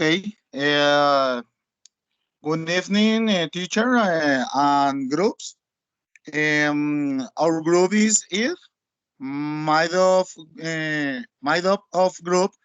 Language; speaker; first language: English; non-native, learner; Spanish